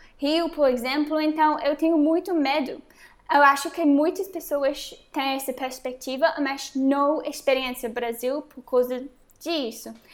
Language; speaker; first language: Portuguese; non-native, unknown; English